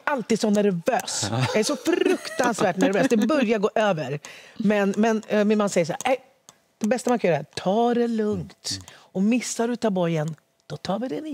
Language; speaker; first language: Swedish; early bilingual, other home language; Spanish